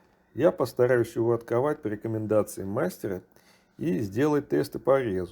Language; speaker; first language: Russian; native; Russian